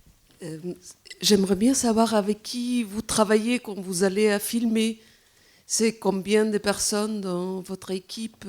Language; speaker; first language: French; non-native, fluent; Spanish